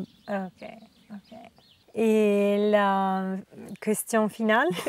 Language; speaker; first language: French; non-native, learner; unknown